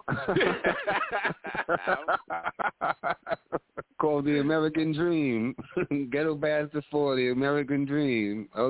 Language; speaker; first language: English; native; English